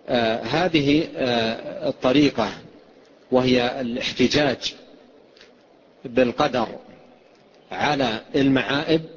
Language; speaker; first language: Arabic; native; Arabic